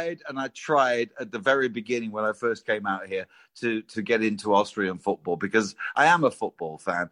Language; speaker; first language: English; native; English